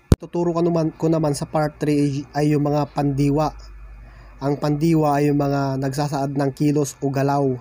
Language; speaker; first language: Filipino; non-native, local second language; Iloko